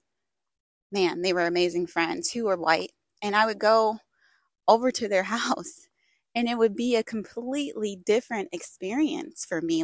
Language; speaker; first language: English; native; English